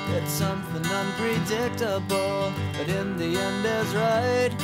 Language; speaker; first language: English; native; English